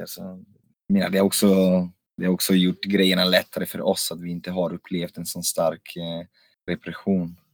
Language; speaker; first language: Swedish; non-native, fluent; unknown